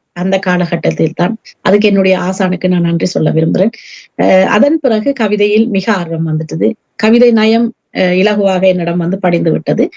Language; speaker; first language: Tamil; early bilingual, heritage; Tamil